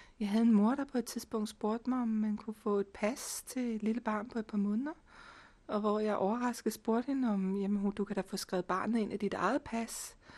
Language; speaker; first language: Danish; native; Danish